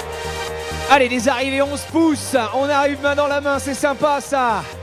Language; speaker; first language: French; native; French